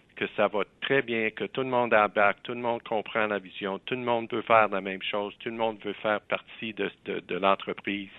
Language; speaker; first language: French; native; French